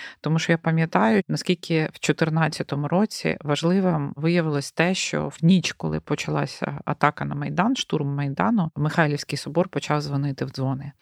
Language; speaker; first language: Ukrainian; native; Ukrainian